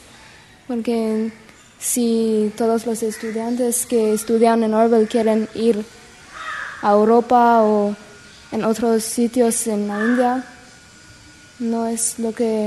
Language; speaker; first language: Spanish; non-native, learner; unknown